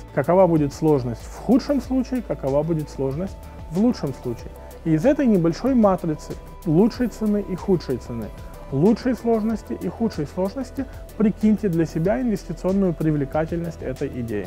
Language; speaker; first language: Russian; native; Russian